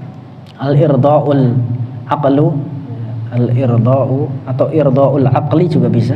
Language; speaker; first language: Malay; non-native, local second language; Javanese